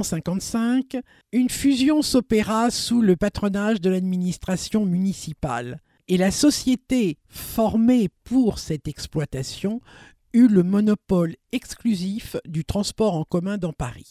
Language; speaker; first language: French; native; French